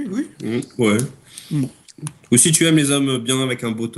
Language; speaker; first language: French; native; French